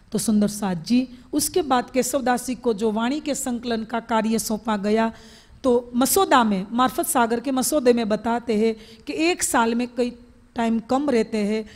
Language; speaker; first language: Hindi; non-native, local second language; Gujarati